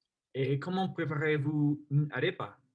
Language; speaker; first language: French; non-native, learner; Spanish